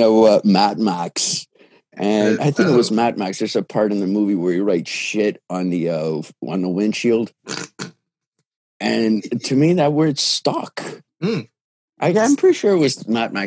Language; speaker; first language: English; early bilingual, other home language; Portuguese